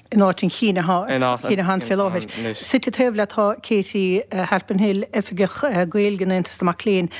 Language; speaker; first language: Irish; native; Irish